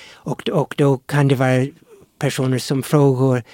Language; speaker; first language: Swedish; non-native, fluent; English